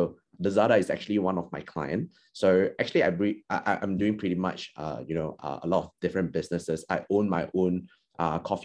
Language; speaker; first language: English; non-native, local second language; Chinese